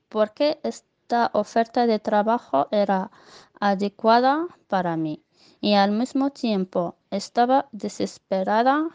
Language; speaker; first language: Spanish; non-native, learner; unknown